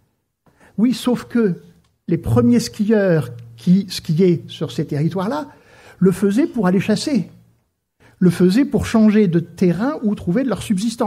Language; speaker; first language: French; native; French